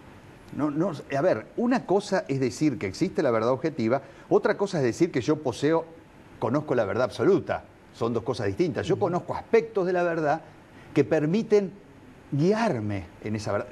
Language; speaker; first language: Spanish; native; Spanish